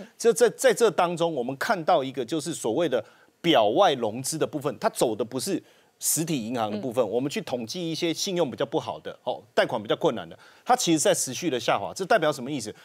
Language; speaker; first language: Chinese; native; Chinese